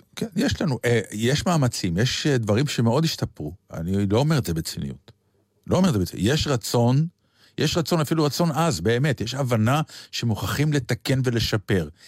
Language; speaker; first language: Hebrew; native; Hebrew